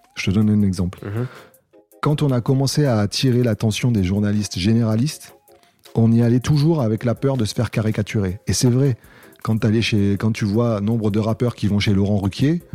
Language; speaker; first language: French; native; French